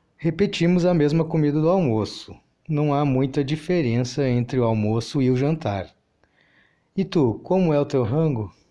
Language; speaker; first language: Portuguese; native; Portuguese